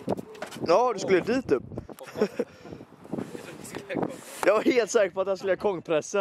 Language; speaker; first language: Swedish; native; Swedish